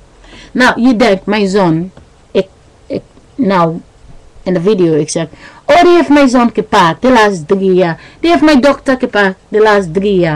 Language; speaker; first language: Dutch; non-native, learner; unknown